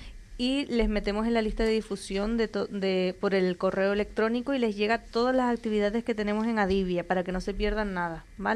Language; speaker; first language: Spanish; native; Spanish